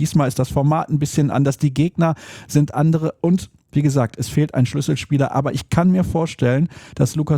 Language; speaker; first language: German; native; German